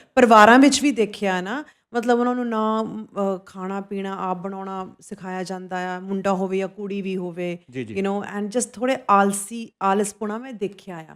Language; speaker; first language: Punjabi; non-native, fluent; English